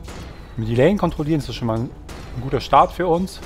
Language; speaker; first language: German; native; German